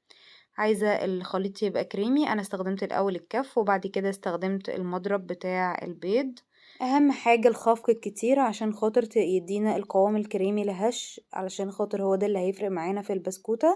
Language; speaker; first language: Arabic; native; Arabic